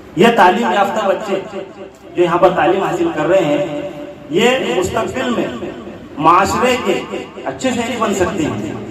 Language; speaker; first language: Hindi; non-native, local second language; Urdu